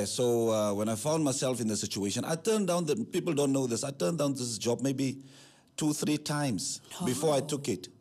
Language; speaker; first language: English; non-native, local second language; Afrikaans